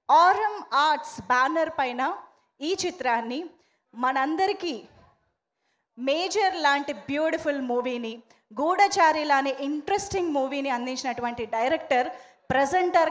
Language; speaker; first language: Telugu; native; Telugu